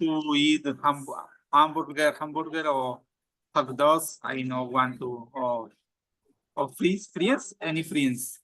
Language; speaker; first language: English; non-native, learner; Spanish